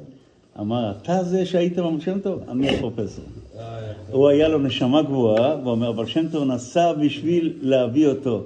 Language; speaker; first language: Hebrew; non-native, fluent; Yiddish